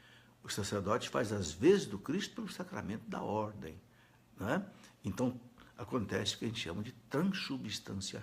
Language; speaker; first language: Portuguese; native; Portuguese